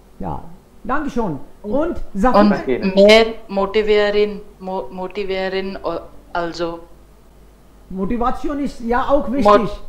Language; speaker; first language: German; non-native, fluent; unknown